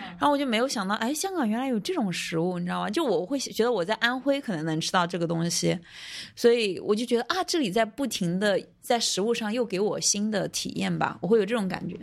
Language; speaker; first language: Chinese; native; Chinese